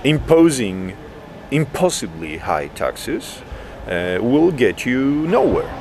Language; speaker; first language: English; non-native, fluent; Polish